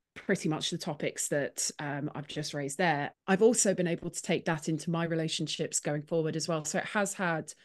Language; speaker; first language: English; native; English